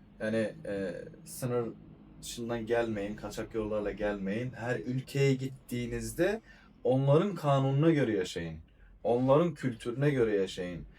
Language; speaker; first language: Turkish; non-native, fluent; Persian